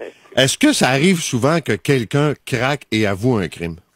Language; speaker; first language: French; native; French